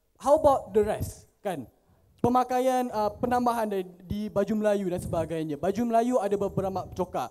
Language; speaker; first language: Malay; native; Malay